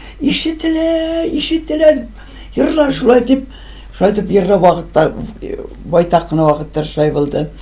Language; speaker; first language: Tatar; non-native, local second language; Bashkir